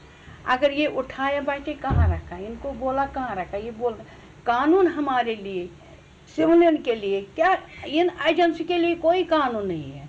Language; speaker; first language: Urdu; non-native, local second language; Kashmiri